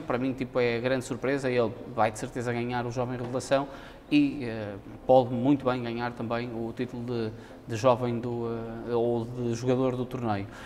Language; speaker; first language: Portuguese; native; Portuguese